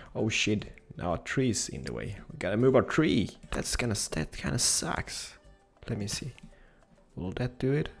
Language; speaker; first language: English; non-native, fluent; Polish